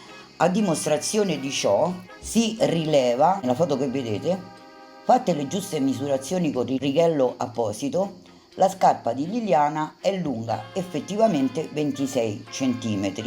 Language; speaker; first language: Italian; native; Italian